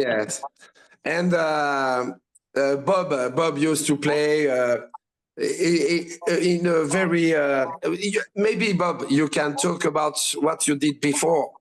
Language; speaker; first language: English; non-native, learner; French